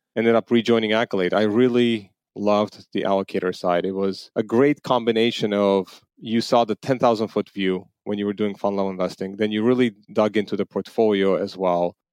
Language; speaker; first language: English; non-native, fluent; Armenian